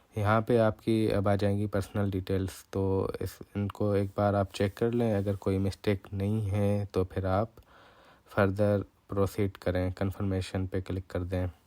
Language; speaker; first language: Urdu; non-native, local second language; Punjabi